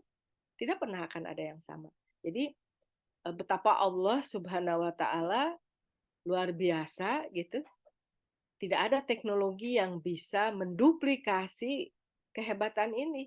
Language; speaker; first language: Indonesian; native; Indonesian